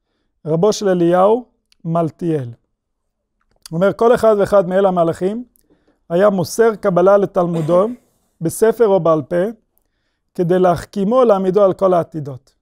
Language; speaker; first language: Hebrew; non-native, fluent; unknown